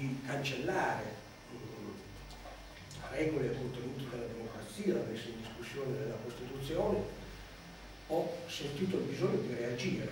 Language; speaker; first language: Italian; native; Italian